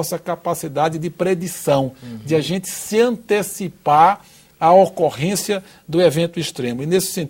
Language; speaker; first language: Portuguese; native; Portuguese